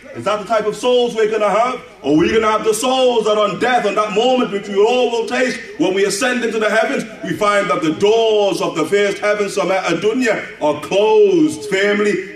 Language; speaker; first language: English; native; English